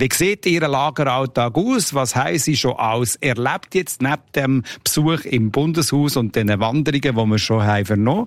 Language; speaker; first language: German; native; German